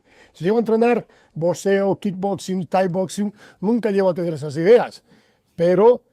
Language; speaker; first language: Spanish; native; Spanish